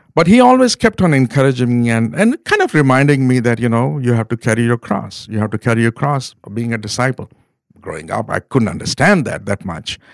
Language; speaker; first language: English; non-native, local second language; Urdu